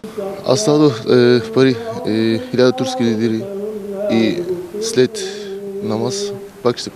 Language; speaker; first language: Bulgarian; non-native, learner; Turkish